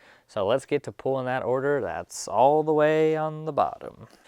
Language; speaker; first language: English; native; English